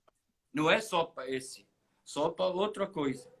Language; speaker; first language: Portuguese; non-native, learner; Arabic